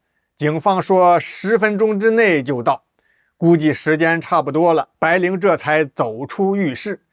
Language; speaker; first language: Chinese; native; Chinese